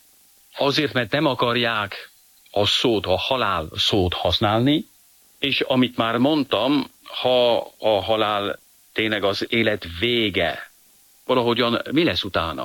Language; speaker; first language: Hungarian; non-native, fluent; French